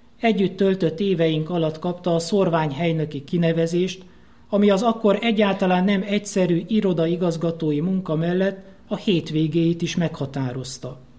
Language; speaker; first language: Hungarian; native; Hungarian